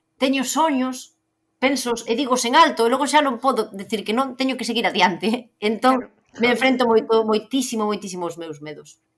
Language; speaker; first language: Galician; native; Galician